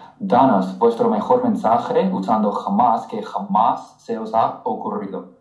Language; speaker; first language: Spanish; non-native, fluent; English